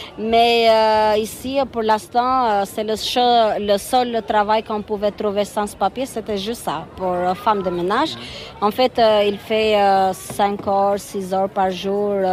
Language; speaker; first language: French; non-native, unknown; Albanian